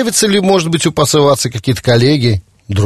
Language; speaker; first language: Russian; native; Russian